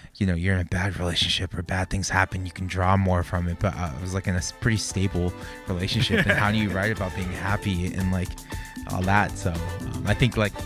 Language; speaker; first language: English; native; English